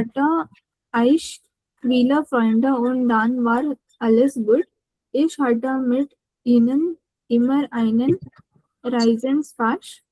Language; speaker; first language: German; non-native, learner; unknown